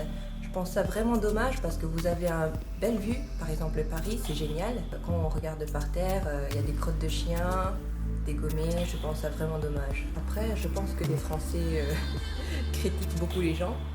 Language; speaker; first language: French; non-native, fluent; Japanese